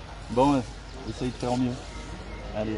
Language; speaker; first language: French; native; French